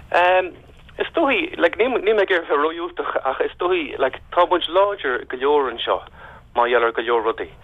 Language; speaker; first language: Irish; native; Irish